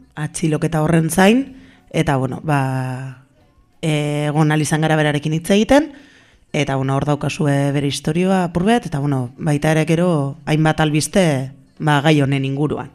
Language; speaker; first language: Basque; non-native, local second language; Spanish